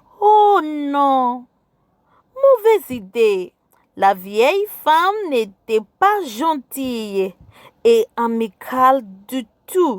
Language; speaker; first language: French; non-native, fluent; English